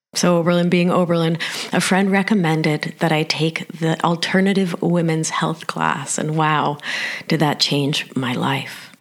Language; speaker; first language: English; early bilingual, other home language; Spanish